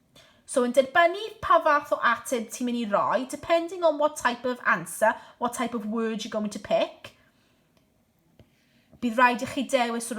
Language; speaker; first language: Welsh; non-native, local second language; English